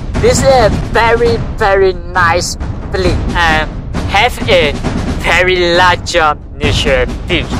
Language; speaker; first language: English; non-native, learner; Burmese